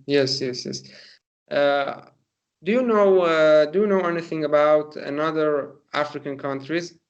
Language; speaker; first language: English; non-native, learner; Persian